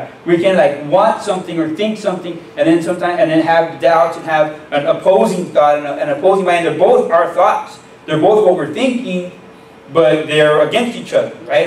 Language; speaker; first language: English; native; English